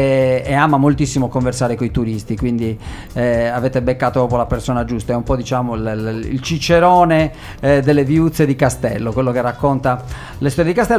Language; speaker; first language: Italian; native; Italian